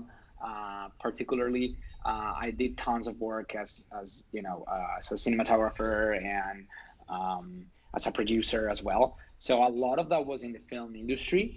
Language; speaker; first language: English; non-native, fluent; Spanish